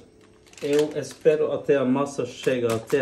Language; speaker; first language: Portuguese; non-native, fluent; Norwegian